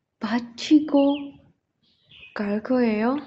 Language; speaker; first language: Korean; non-native, learner; Indonesian